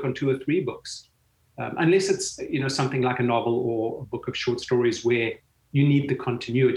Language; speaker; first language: English; native; English